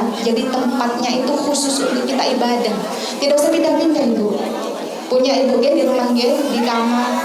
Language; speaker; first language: Indonesian; non-native, local second language; Javanese